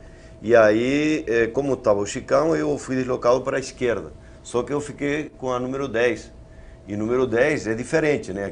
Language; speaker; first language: Portuguese; native; Portuguese